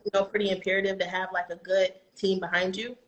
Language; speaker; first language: English; native; English